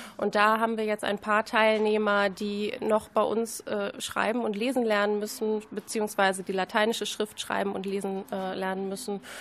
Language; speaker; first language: German; native; German